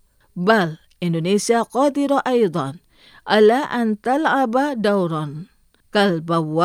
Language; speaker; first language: Arabic; non-native, fluent; Indonesian